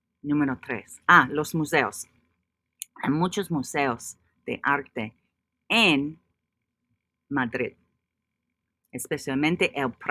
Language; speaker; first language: Spanish; non-native, fluent; English